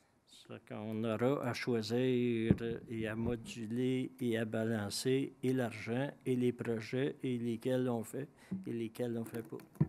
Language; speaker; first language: French; native; French